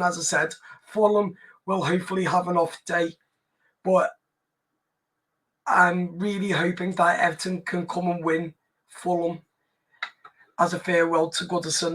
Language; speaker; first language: English; native; English